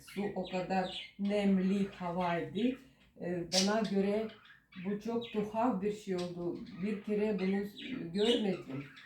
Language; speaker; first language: Turkish; non-native, learner; Russian